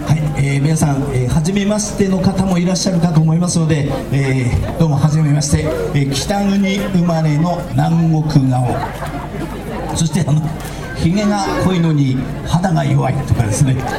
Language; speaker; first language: Japanese; native; Japanese